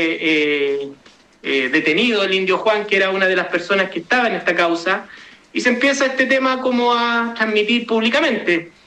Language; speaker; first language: Spanish; native; Spanish